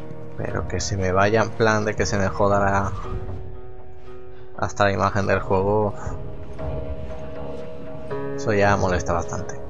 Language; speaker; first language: Spanish; native; Spanish